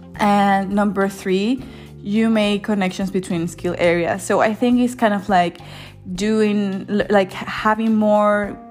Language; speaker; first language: English; non-native, fluent; Spanish